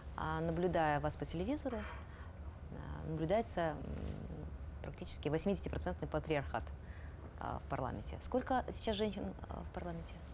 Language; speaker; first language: Russian; native; Russian